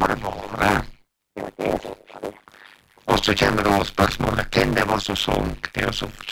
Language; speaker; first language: Norwegian; native; Norwegian